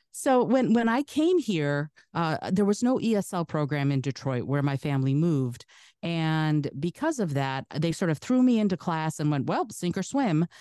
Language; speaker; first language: English; early bilingual, other home language; Russian